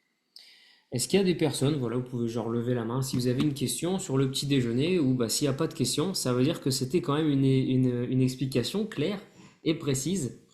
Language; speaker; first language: French; native; French